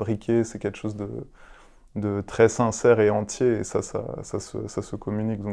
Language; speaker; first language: French; native; French